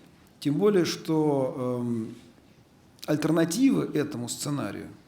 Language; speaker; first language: Russian; native; Russian